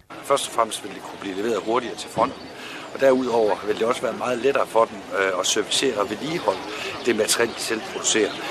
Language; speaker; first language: Danish; native; Danish